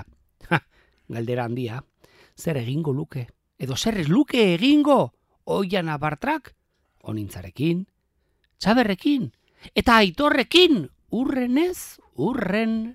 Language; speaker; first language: Basque; native; Basque